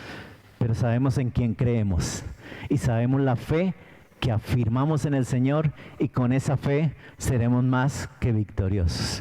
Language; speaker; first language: Spanish; native; Spanish